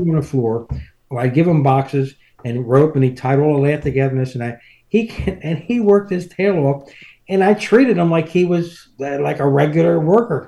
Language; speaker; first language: English; native; English